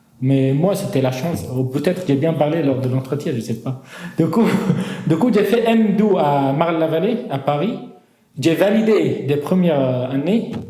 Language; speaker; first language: French; non-native, fluent; Arabic